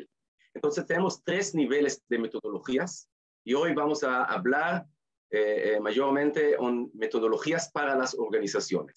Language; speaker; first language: Spanish; non-native, fluent; Hebrew